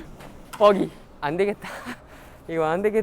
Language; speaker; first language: Korean; non-native, learner; Japanese